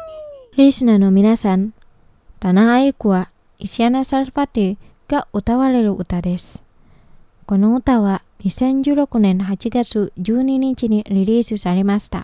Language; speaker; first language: Japanese; non-native, fluent; Indonesian